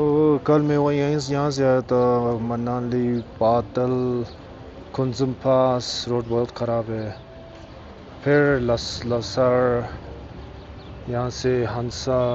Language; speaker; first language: Hindi; non-native, local second language; Tibetan